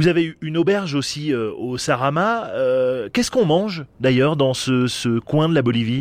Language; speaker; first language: French; native; French